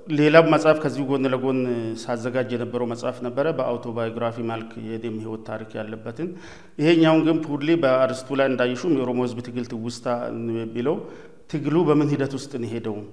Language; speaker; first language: Amharic; non-native, local second language; Oromo